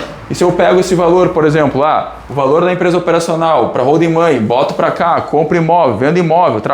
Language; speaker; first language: Portuguese; native; Portuguese